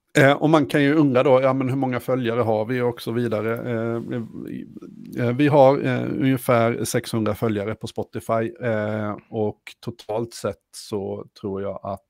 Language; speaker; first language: Swedish; native; Swedish